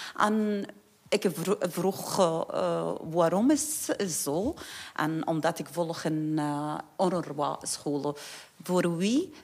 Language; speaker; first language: Dutch; non-native, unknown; Arabic